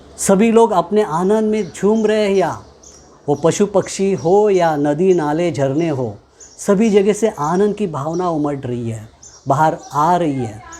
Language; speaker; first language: Hindi; non-native, local second language; Marathi